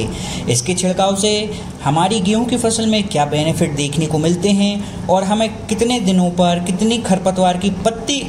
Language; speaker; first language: Hindi; native; Hindi